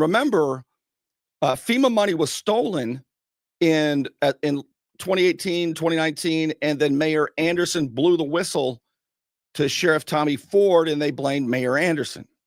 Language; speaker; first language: English; native; English